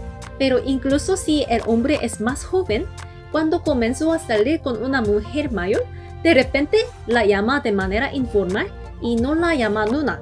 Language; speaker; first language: Spanish; non-native, fluent; Korean